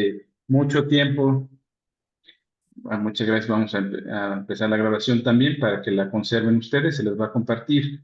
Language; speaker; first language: Spanish; native; Spanish